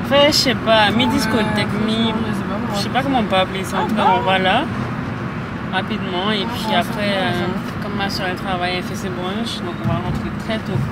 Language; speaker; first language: French; native; French